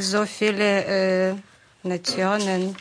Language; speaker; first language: German; non-native, fluent; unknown